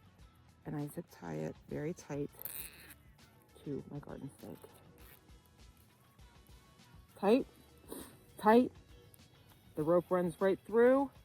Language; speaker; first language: English; native; English